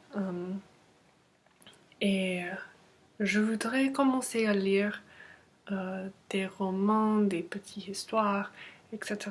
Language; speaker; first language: French; non-native, learner; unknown